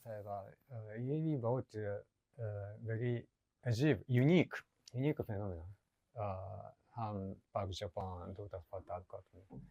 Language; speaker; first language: Hindi; non-native, learner; Japanese